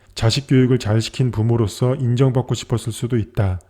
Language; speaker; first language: Korean; native; Korean